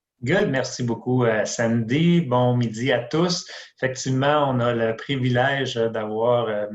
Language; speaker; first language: French; native; French